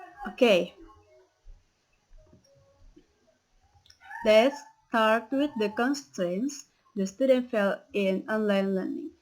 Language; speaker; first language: English; non-native, learner; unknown